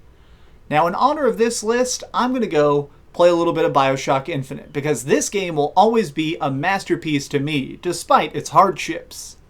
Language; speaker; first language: English; native; English